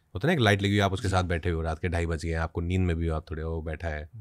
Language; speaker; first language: Hindi; native; Hindi